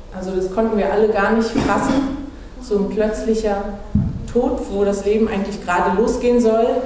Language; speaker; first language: German; native; German